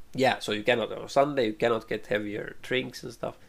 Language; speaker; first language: English; non-native, fluent; Finnish